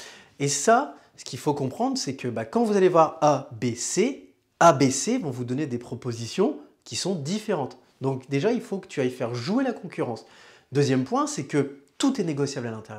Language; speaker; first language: French; native; French